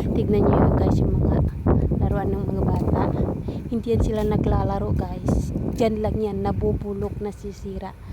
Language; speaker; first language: Filipino; non-native, local second language; Cebuano